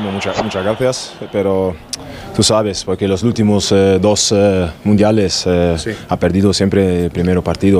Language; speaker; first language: Spanish; non-native, learner; German